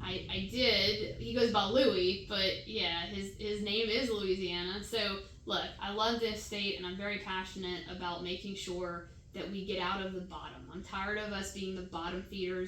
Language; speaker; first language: English; native; English